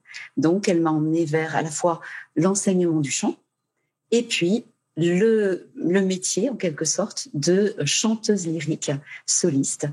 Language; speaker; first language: French; native; French